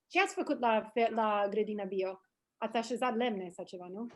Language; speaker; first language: Romanian; non-native, fluent; English